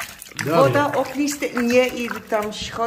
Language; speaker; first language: Polish; non-native, learner; Dutch